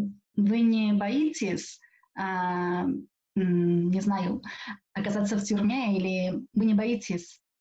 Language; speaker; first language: Russian; non-native, fluent; Catalan